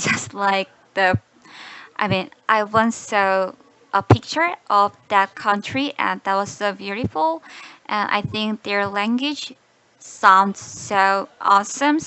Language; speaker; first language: English; non-native, learner; Korean